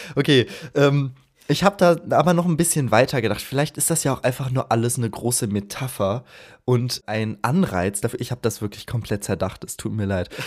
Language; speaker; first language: German; native; German